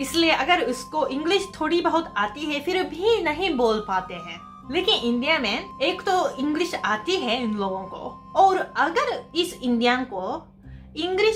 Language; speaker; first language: Hindi; non-native, fluent; Japanese